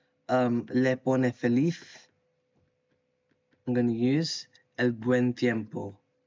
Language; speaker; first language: Spanish; non-native, learner; English